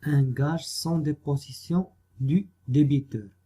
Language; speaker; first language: French; non-native, local second language; Arabic